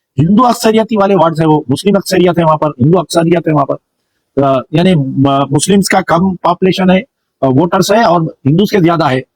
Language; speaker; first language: Hindi; non-native, local second language; Urdu